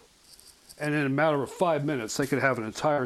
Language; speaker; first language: English; native; English